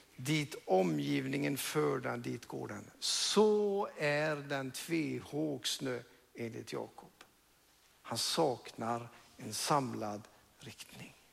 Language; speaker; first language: Swedish; non-native, fluent; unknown